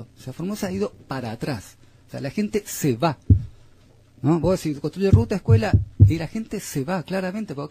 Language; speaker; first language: Spanish; native; Spanish